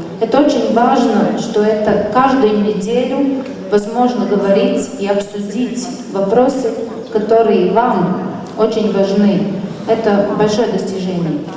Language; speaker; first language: Russian; non-native, local second language; Latvian